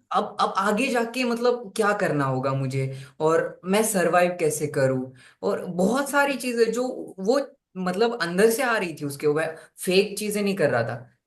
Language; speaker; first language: Hindi; non-native, local second language; Marathi